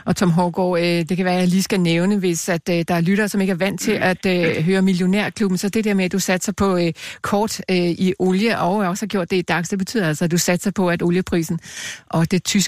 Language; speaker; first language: Danish; native; Danish